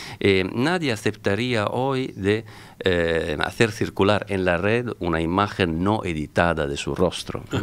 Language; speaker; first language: Spanish; non-native, fluent; Italian